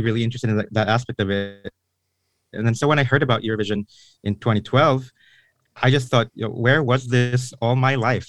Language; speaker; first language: English; non-native, local second language; Filipino